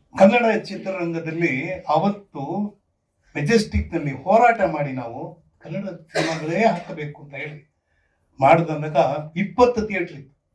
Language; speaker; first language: Kannada; native; Kannada